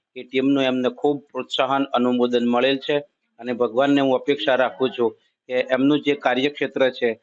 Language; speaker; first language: Gujarati; native; Gujarati